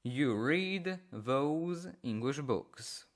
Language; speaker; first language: English; non-native, fluent; Polish